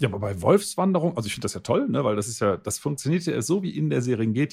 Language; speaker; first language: German; native; German